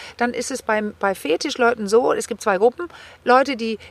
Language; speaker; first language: German; non-native, fluent; Danish